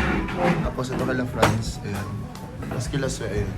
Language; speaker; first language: Filipino; native; Filipino